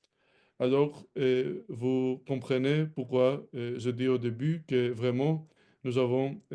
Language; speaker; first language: French; non-native, fluent; Greek